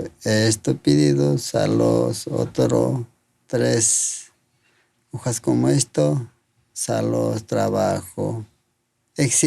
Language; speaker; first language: Spanish; non-native, local second language; Quechua